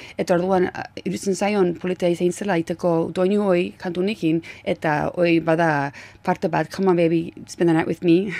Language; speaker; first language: Basque; early bilingual, heritage; Basque